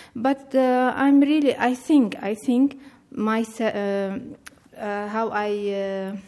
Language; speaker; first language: English; non-native, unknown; Arabic